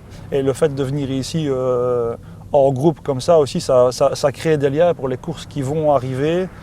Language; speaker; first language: French; native; French